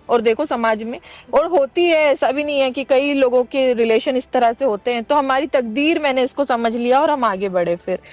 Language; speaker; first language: Hindi; native; Hindi